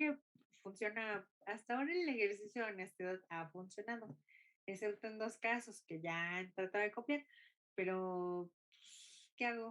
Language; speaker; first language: Spanish; non-native, fluent; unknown